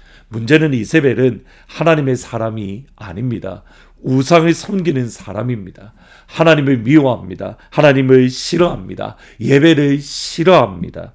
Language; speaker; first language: Korean; native; Korean